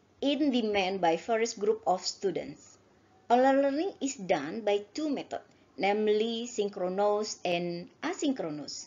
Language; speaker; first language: English; non-native, learner; Indonesian